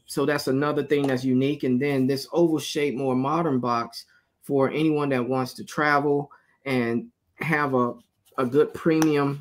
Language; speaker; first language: English; native; English